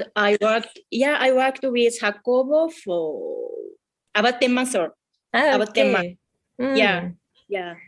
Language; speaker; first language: English; non-native, fluent; Japanese